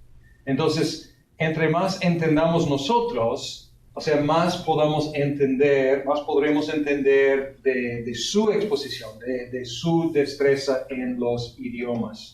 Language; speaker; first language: Spanish; non-native, fluent; English